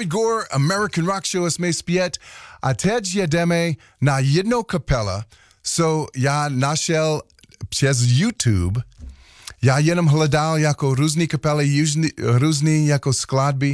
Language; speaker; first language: Czech; non-native, learner; English